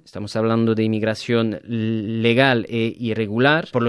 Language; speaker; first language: Spanish; native; Spanish